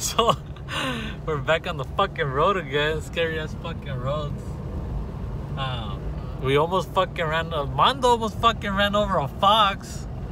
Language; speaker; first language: English; early bilingual, other home language; Spanish